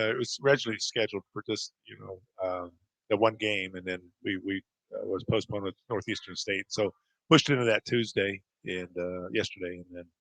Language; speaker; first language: English; native; English